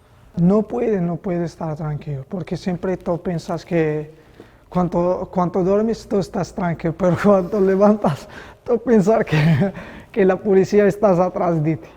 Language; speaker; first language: Spanish; non-native, learner; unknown